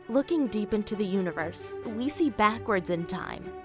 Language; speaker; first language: English; native; English